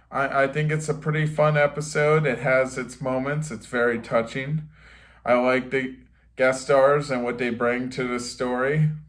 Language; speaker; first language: English; native; English